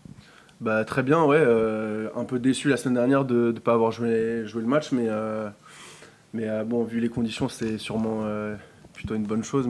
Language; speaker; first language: French; native; French